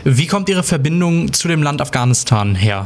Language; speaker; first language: German; native; German